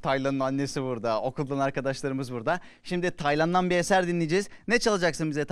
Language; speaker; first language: Turkish; native; Turkish